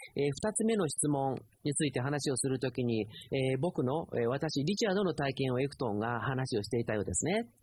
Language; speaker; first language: Japanese; native; Japanese